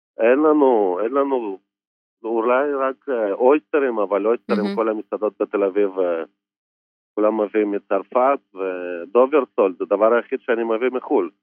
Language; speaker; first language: Hebrew; non-native, fluent; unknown